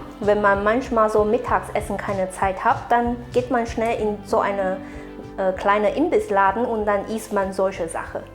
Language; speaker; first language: German; non-native, fluent; Chinese